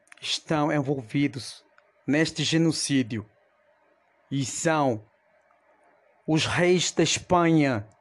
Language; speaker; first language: Portuguese; non-native, fluent; Spanish